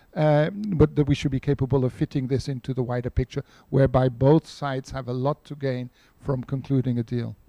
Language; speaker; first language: English; non-native, fluent; Portuguese